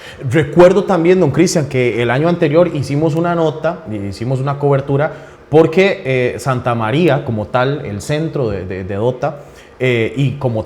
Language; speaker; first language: Spanish; native; Spanish